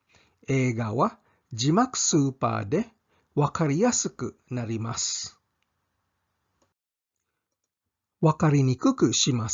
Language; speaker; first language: Japanese; non-native, fluent; English